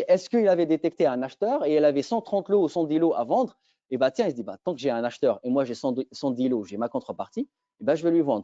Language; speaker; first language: French; native; French